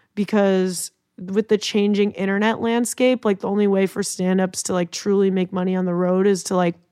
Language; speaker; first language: English; native; English